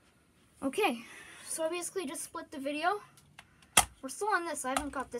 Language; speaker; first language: English; native; English